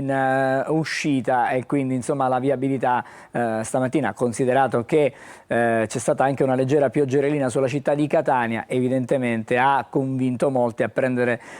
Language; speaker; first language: Italian; native; Italian